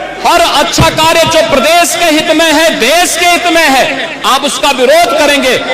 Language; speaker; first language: Hindi; native; Hindi